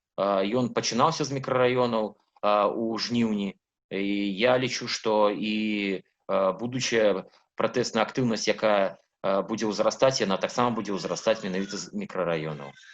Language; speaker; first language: Belarusian; non-native, local second language; Russian